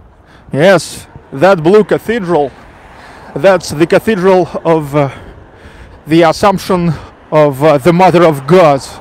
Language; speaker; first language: English; non-native, fluent; Russian